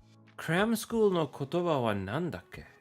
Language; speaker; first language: Japanese; non-native, learner; English